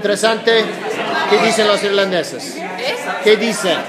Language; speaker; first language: Spanish; non-native, fluent; English